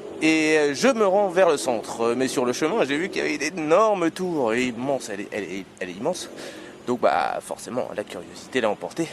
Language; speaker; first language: French; native; French